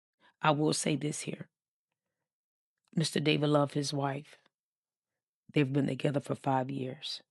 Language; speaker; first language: English; native; English